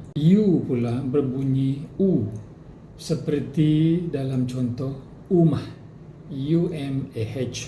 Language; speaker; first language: Malay; non-native, local second language; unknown